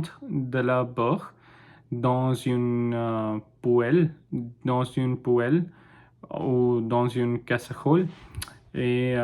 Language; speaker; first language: French; non-native, learner; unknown